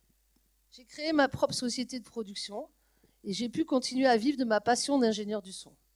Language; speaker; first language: French; native; French